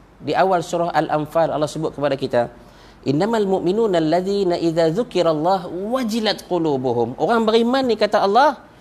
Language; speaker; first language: Malay; native; Malay